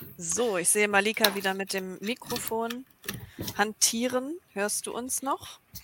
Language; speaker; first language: German; native; German